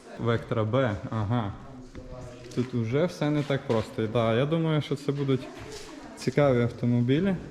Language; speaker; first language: Ukrainian; non-native, local second language; Russian